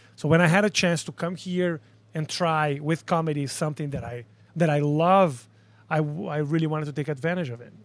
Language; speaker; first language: English; non-native, fluent; Portuguese